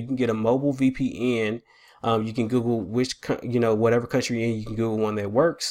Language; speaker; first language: English; native; English